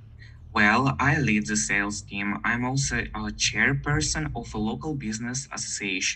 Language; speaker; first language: English; non-native, learner; Russian